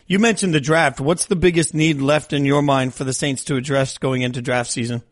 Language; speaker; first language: English; native; English